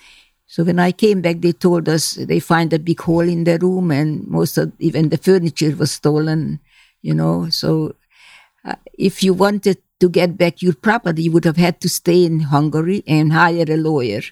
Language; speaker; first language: English; non-native, fluent; Hungarian